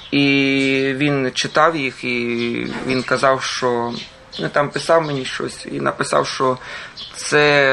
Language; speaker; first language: Ukrainian; early bilingual, heritage; Croatian